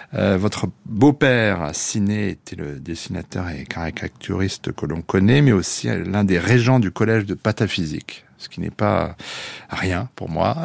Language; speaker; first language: French; native; French